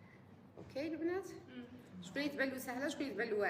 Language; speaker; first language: Arabic; native; Arabic